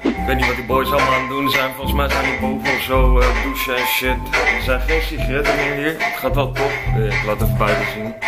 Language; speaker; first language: Dutch; native; Dutch